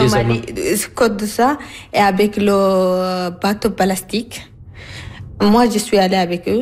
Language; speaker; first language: French; non-native, learner; Arabic